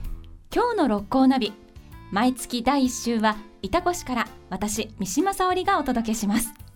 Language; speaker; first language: Japanese; native; Japanese